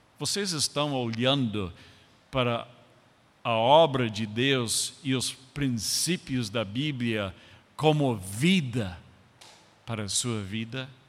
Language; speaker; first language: Portuguese; non-native, fluent; English